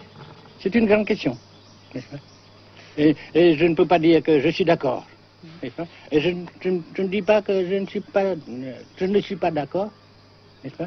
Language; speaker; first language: French; non-native, local second language; Vietnamese